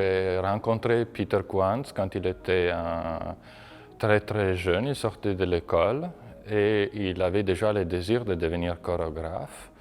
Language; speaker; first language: French; non-native, fluent; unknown